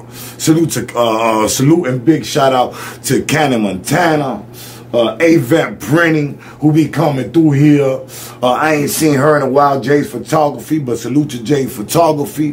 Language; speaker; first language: English; early bilingual, other home language; Spanish